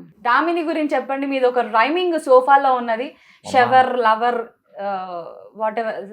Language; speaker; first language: Telugu; native; Telugu